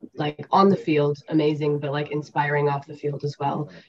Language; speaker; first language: English; native; English